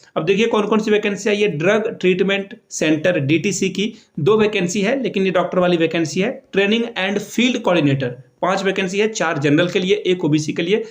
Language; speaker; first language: Hindi; native; Hindi